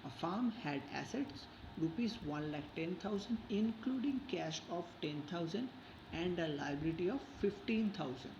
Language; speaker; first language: English; non-native, local second language; Bangla